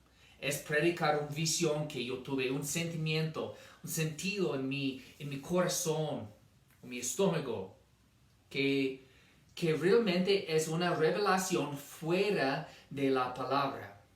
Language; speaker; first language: Spanish; non-native, fluent; English